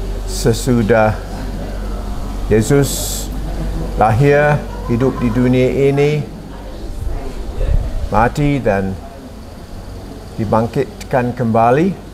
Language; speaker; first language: Indonesian; non-native, fluent; English